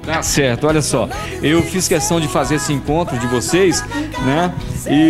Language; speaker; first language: Portuguese; native; Portuguese